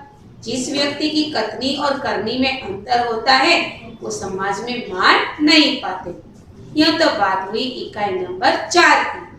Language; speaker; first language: Hindi; non-native, local second language; Gujarati